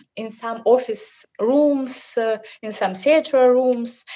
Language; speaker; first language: English; non-native, learner; Russian